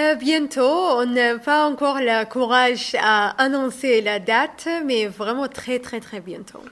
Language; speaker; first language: French; non-native, learner; Somali